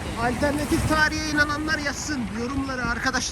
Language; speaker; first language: Turkish; native; Turkish